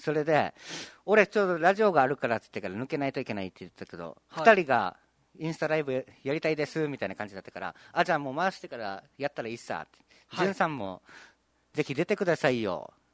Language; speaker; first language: Japanese; native; Japanese